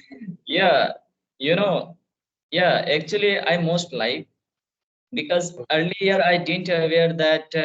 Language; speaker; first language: English; non-native, fluent; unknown